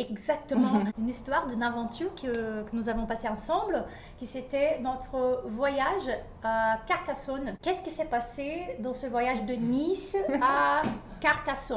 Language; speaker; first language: French; non-native, fluent; Portuguese